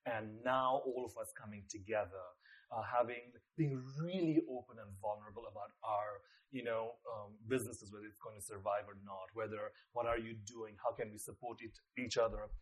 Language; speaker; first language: English; non-native, local second language; Nepali